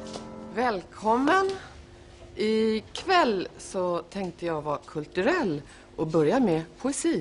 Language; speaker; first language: Swedish; native; Swedish